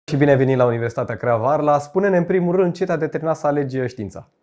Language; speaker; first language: Romanian; native; Romanian